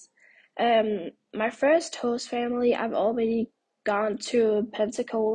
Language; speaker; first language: English; non-native, fluent; Danish